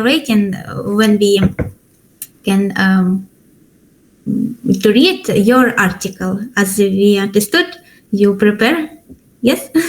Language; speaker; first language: English; non-native, learner; Ukrainian